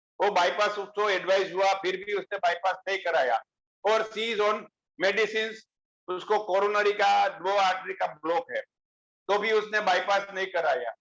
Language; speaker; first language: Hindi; non-native, local second language; Gujarati